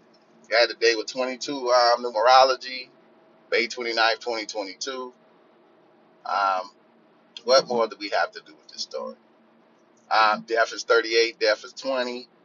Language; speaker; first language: English; native; English